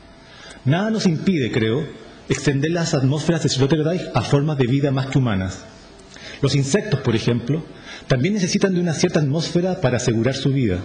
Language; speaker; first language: Spanish; native; Spanish